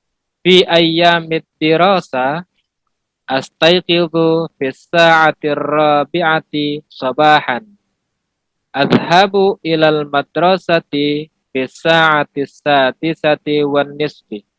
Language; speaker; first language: Arabic; non-native, learner; Indonesian